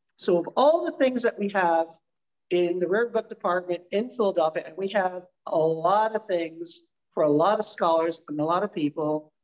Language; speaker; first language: English; native; English